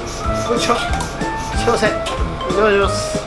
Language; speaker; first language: Japanese; native; Japanese